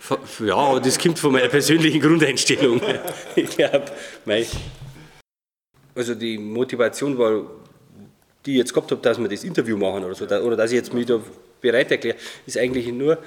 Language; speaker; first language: German; native; German